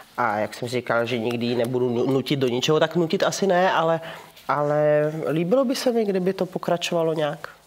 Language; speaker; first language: Czech; early bilingual, heritage; Czech